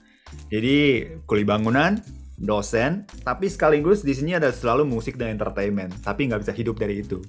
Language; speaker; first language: Indonesian; non-native, fluent; Japanese